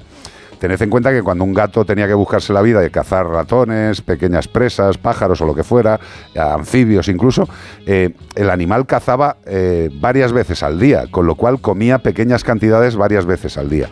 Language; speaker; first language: Spanish; native; Spanish